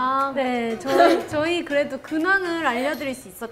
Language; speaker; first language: Korean; native; Korean